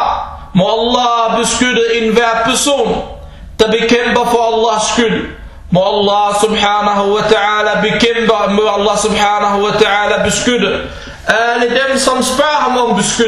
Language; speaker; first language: Danish; non-native, fluent; Arabic